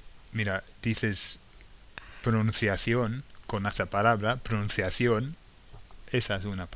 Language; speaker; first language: Spanish; non-native, fluent; English